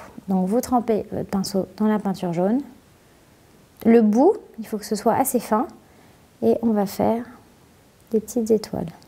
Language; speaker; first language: French; native; French